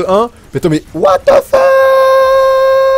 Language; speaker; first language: French; native; French